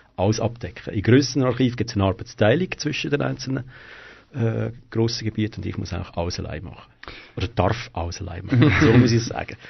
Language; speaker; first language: German; native; German